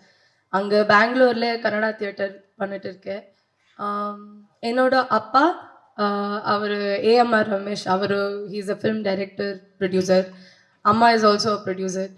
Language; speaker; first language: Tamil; non-native, learner; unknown